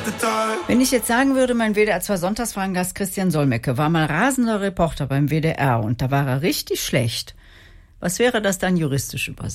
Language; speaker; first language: German; native; German